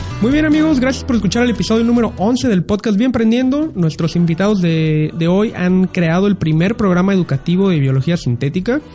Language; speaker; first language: Spanish; native; Spanish